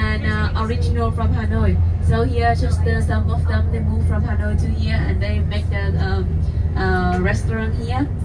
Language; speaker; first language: English; non-native, learner; Vietnamese